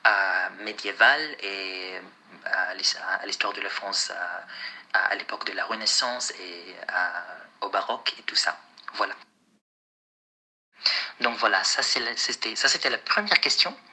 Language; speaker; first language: French; non-native, fluent; Arabic